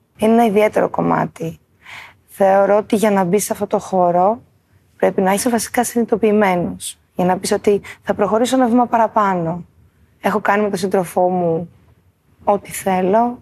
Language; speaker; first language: Greek; native; Greek